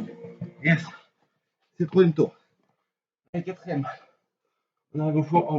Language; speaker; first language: French; native; French